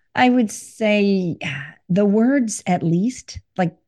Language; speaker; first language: English; early bilingual, other home language; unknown